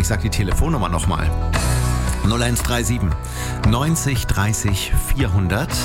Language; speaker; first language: German; native; German